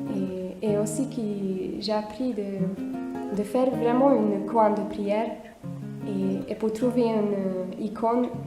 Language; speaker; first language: French; non-native, fluent; Hungarian